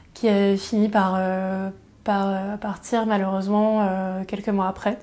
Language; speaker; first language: French; native; French